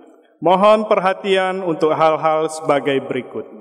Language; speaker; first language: Indonesian; native; Indonesian